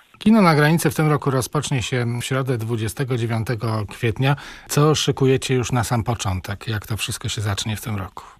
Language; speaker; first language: Polish; native; Polish